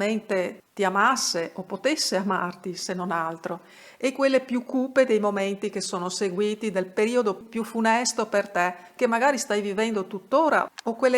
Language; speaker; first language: Italian; native; Italian